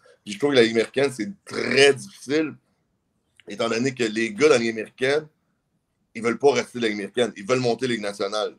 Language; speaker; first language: French; native; French